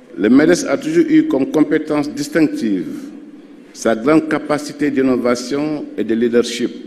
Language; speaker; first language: French; non-native, local second language; Wolof